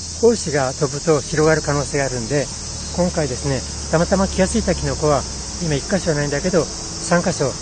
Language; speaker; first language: Japanese; native; Japanese